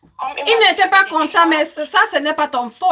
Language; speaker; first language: French; non-native, learner; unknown